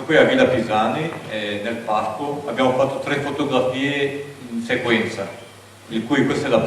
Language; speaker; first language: Italian; native; Italian